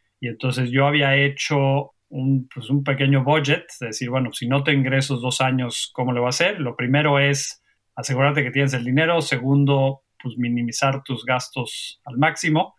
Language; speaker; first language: Spanish; native; Spanish